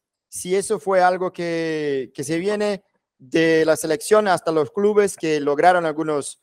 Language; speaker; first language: Spanish; non-native, learner; Portuguese